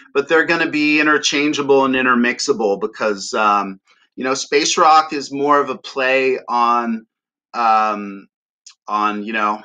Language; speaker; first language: English; native; English